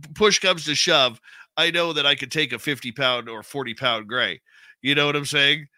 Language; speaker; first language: English; native; English